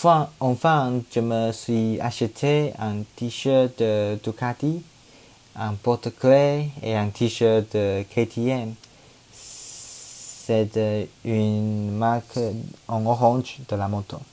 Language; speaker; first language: French; non-native, learner; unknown